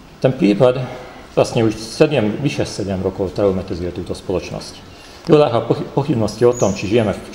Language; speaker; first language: Slovak; non-native, local second language; Hungarian